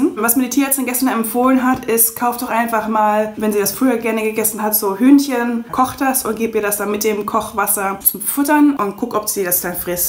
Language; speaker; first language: German; native; German